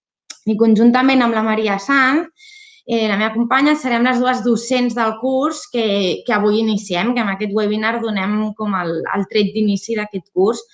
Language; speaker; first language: Catalan; native; Catalan